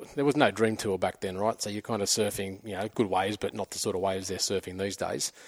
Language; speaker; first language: English; native; English